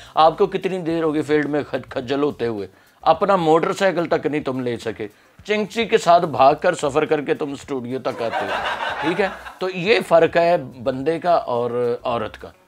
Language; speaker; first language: Urdu; non-native, local second language; Punjabi